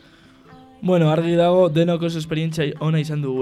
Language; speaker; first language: Basque; non-native, local second language; Spanish